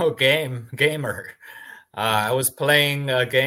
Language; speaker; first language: English; non-native, fluent; Chinese